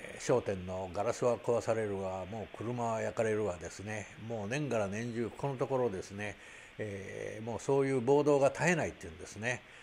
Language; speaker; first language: Japanese; native; Japanese